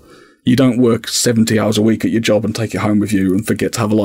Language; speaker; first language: English; native; English